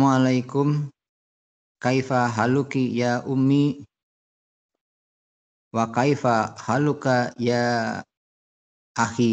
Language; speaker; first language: Arabic; non-native, learner; Indonesian